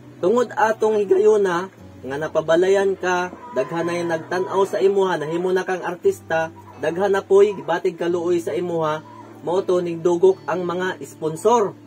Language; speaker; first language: Cebuano; native; Cebuano